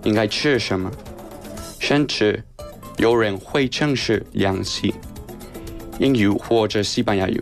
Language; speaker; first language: Chinese; non-native, learner; Spanish